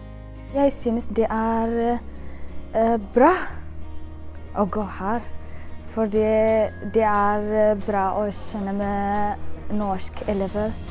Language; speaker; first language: Norwegian; non-native, learner; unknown